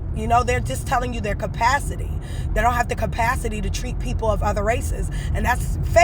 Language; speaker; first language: English; native; English